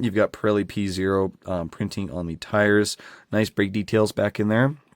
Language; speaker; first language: English; native; English